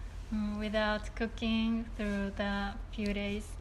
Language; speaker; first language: English; non-native, learner; Japanese